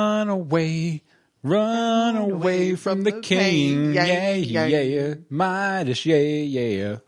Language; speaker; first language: English; native; English